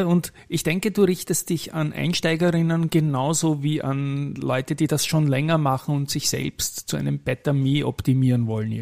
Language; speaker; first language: German; native; German